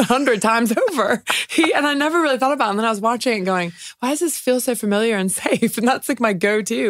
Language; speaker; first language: English; native; English